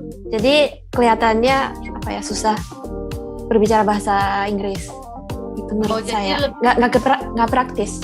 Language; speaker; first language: Indonesian; non-native, fluent; Japanese